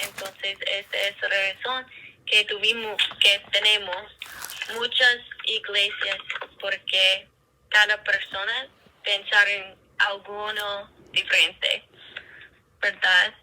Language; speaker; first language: Spanish; non-native, learner; English